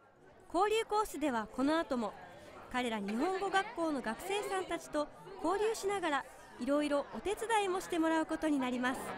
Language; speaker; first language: Japanese; native; Japanese